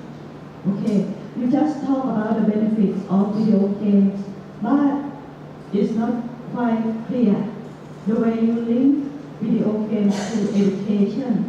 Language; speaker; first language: English; non-native, fluent; Thai